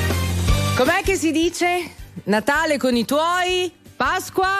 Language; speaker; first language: Italian; native; Italian